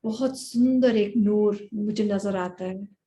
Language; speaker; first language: Hindi; native; Hindi